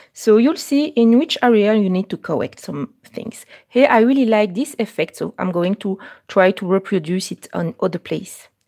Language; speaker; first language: English; non-native, fluent; French